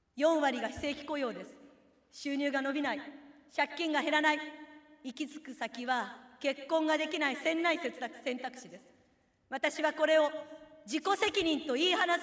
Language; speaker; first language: Japanese; native; Japanese